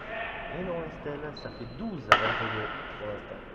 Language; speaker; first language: French; native; French